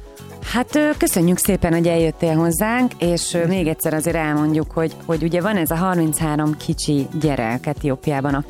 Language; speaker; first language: Hungarian; native; Hungarian